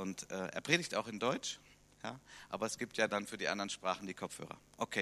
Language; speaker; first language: German; native; German